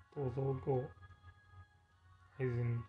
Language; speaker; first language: Japanese; non-native, learner; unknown